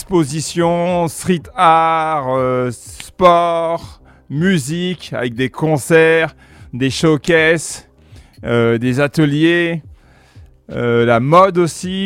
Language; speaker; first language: French; native; French